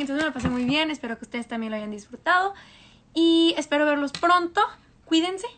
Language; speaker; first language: Spanish; early bilingual, heritage; Spanish